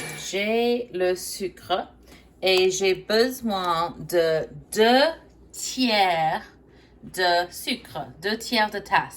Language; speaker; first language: French; non-native, fluent; English